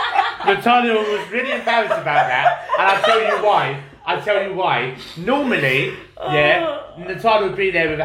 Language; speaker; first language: English; native; English